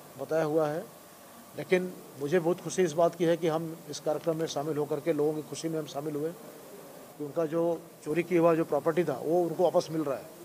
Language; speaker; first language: Hindi; non-native, local second language; Marathi